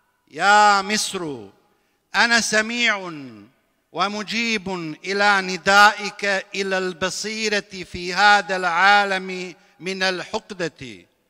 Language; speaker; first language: Arabic; non-native, fluent; Bosnian